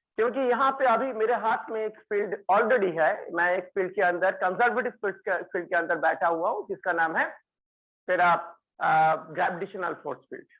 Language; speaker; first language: Hindi; non-native, local second language; Bangla